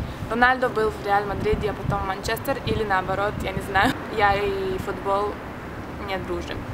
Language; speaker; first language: Russian; early bilingual, heritage; Russian